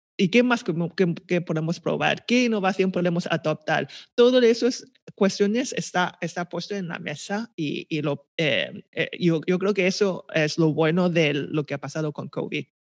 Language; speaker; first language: Spanish; non-native, fluent; Chinese